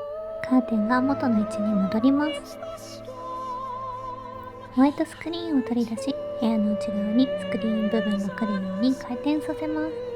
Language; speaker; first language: Japanese; native; Japanese